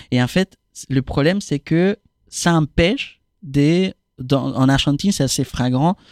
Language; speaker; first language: French; non-native, fluent; Spanish